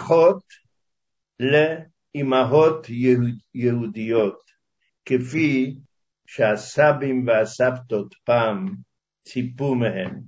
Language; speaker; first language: Hebrew; early bilingual, other home language; Hungarian